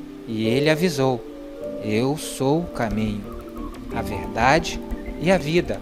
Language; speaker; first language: Portuguese; native; Portuguese